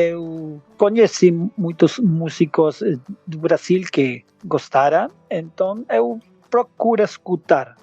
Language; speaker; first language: Portuguese; non-native, learner; Spanish